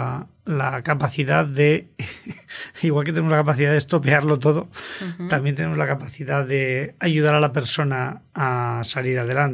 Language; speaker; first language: Spanish; native; Spanish